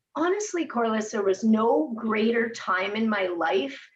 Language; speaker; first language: English; native; English